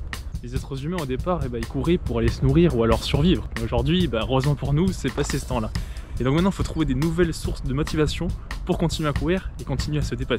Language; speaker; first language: French; native; French